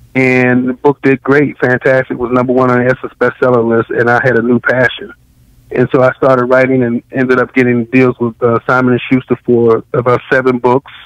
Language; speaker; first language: English; native; English